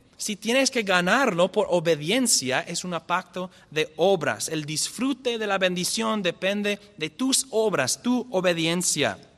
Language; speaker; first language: Spanish; non-native, fluent; English